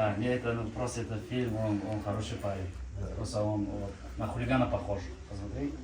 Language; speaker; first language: Russian; non-native, learner; Tajik